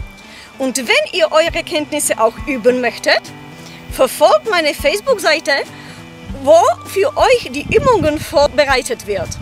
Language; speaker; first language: German; non-native, fluent; Czech